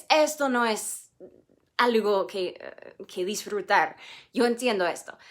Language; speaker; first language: Spanish; non-native, fluent; English